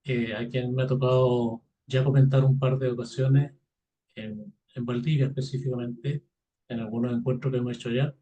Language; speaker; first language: Spanish; native; Spanish